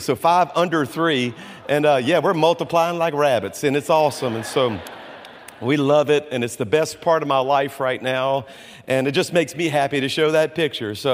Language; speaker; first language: English; native; English